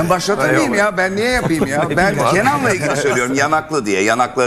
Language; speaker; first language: Turkish; native; Turkish